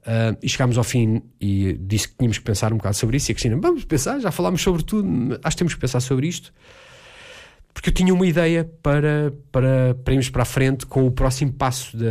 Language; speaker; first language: Portuguese; native; Portuguese